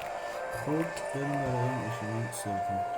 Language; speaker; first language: Persian; native; Persian